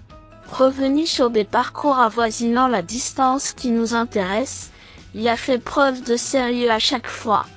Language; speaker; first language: French; native; French